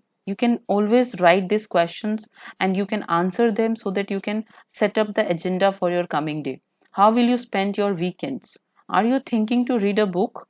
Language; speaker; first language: English; non-native, local second language; Hindi